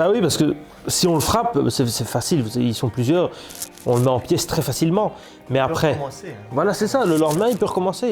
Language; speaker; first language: French; native; French